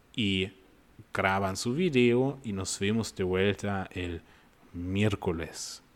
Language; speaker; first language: Spanish; non-native, fluent; German